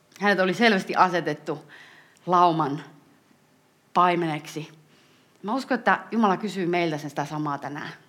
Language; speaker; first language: Finnish; native; Finnish